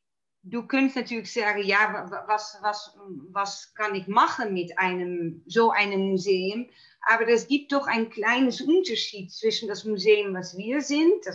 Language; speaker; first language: German; non-native, fluent; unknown